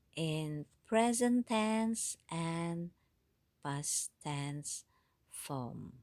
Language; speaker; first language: English; non-native, fluent; Indonesian